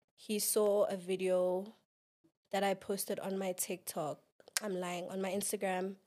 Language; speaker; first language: English; non-native, local second language; Xhosa